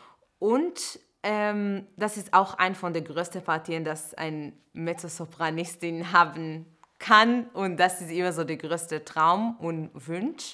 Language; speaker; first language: German; non-native, fluent; Hebrew